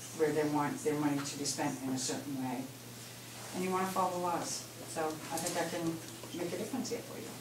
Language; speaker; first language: English; native; English